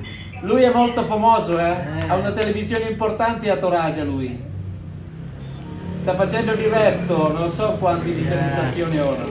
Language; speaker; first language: Italian; non-native, fluent; Indonesian